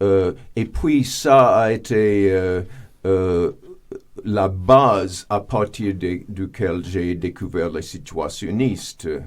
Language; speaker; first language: French; non-native, fluent; English